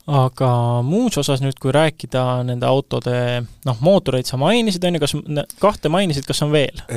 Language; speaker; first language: Estonian; native; Estonian